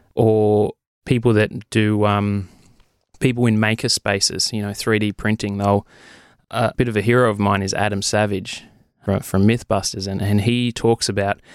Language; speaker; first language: English; native; English